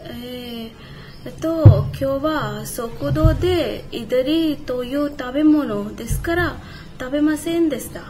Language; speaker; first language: Japanese; non-native, learner; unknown